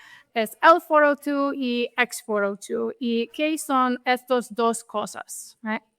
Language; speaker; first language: Spanish; non-native, fluent; English